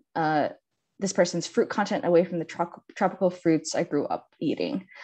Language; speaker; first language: English; native; English